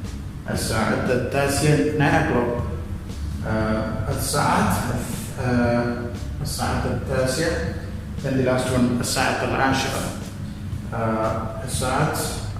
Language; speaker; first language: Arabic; non-native, fluent; Malayalam